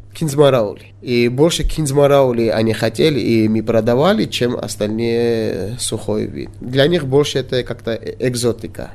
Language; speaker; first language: Russian; non-native, local second language; Georgian